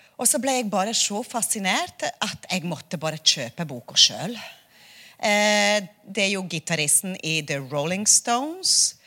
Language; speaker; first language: Norwegian; non-native, fluent; Hungarian